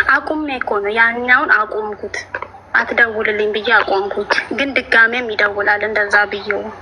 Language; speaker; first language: Amharic; native; Amharic